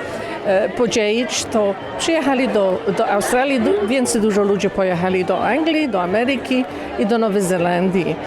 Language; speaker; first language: Polish; early bilingual, heritage; Polish